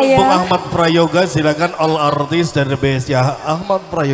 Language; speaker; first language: Indonesian; native; Indonesian